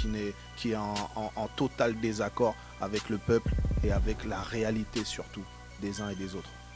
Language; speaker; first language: French; native; French